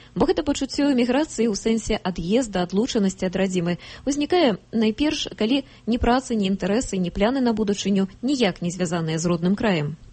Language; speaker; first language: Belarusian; native; Belarusian